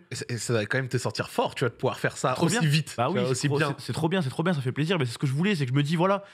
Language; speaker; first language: French; native; French